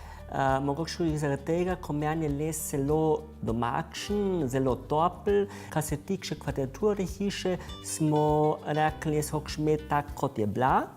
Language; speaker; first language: Slovenian; early bilingual, heritage; Slovenian